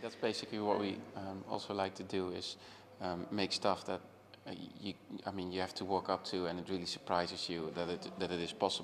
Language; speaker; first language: English; non-native, fluent; Dutch